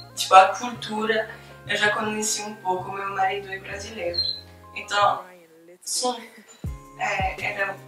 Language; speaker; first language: Portuguese; non-native, fluent; French